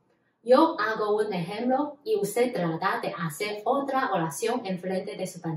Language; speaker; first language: Spanish; non-native, fluent; Chinese